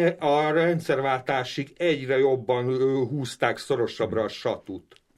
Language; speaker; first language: Hungarian; native; Hungarian